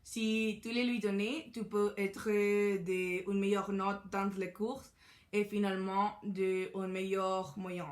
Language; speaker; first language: French; non-native, learner; Spanish